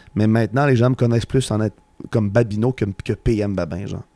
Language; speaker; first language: French; native; French